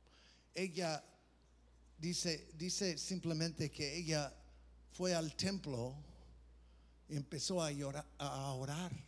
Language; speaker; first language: Spanish; non-native, fluent; English